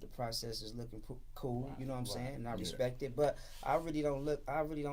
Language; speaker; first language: English; native; English